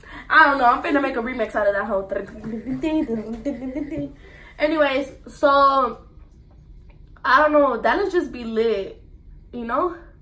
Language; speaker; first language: English; early bilingual, other home language; Spanish